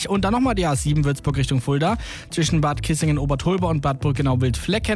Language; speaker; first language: German; native; German